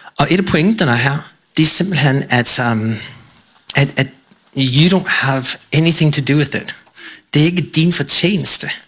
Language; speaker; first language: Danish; non-native, fluent; English